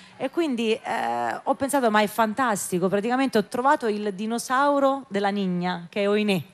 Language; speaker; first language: Italian; native; Italian